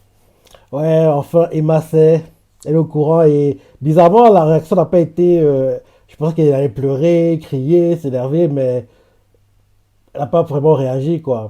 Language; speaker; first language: French; native; French